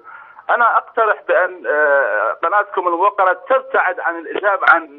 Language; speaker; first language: Arabic; native; Arabic